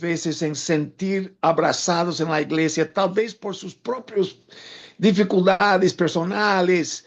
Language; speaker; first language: Spanish; non-native, fluent; English